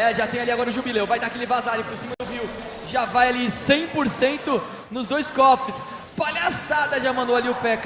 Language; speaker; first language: Portuguese; native; Portuguese